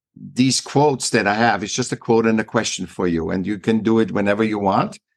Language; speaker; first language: English; non-native, fluent; German